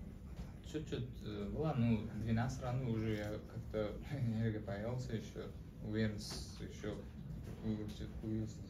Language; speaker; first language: Russian; non-native, learner; Uzbek